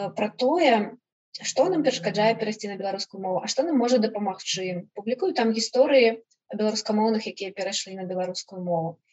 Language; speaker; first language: Belarusian; non-native, local second language; Russian